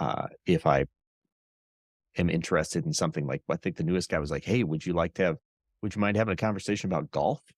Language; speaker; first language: English; native; English